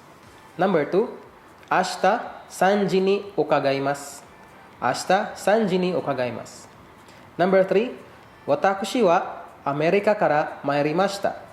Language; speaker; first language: Japanese; non-native, fluent; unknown